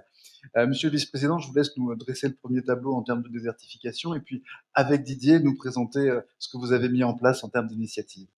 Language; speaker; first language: French; native; French